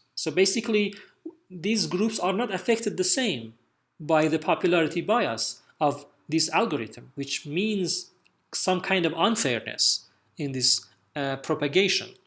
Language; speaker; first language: English; non-native, fluent; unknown